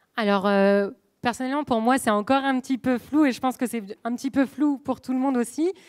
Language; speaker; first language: French; native; French